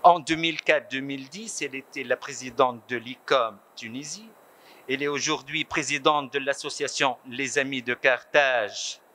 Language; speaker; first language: French; non-native, local second language; Arabic